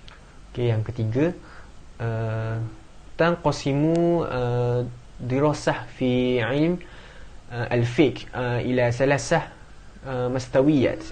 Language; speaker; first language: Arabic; non-native, learner; Malay